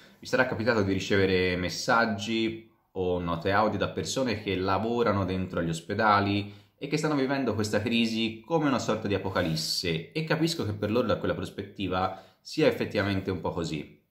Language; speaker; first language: Italian; native; Italian